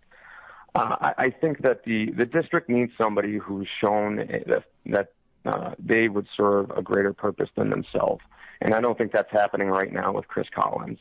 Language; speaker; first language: English; native; English